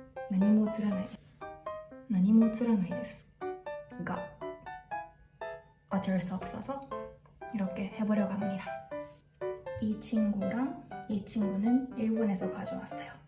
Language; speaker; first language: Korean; early bilingual, heritage; Japanese